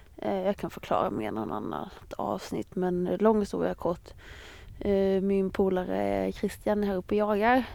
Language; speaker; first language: Swedish; native; Swedish